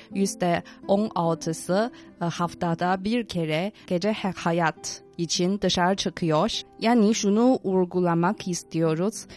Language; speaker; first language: Turkish; non-native, fluent; Chinese